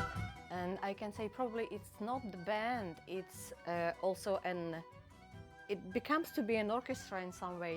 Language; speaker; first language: English; non-native, fluent; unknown